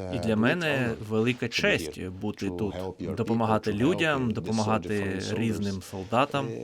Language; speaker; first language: Ukrainian; early bilingual, heritage; Portuguese